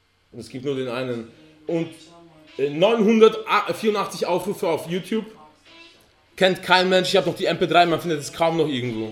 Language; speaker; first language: German; native; German